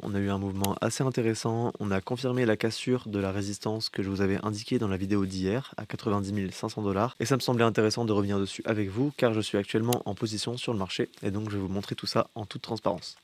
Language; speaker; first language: French; native; French